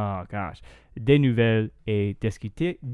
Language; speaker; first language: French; non-native, learner; English